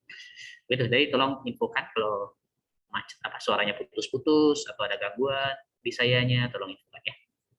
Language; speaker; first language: Indonesian; native; Indonesian